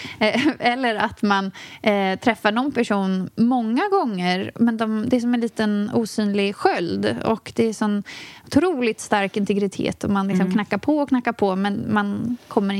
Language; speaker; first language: Swedish; native; Swedish